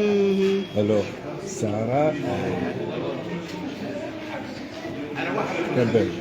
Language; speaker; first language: French; non-native, learner; Romanian